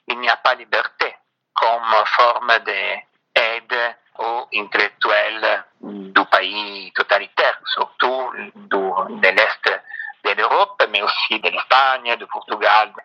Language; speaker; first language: French; non-native, fluent; Italian